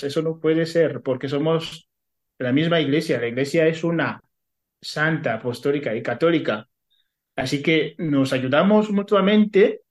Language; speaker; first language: Spanish; non-native, fluent; Kinyarwanda